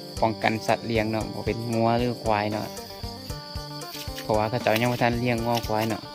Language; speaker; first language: Thai; non-native, local second language; Northeastern Thai